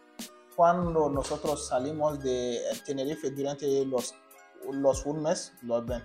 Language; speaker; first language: Spanish; non-native, learner; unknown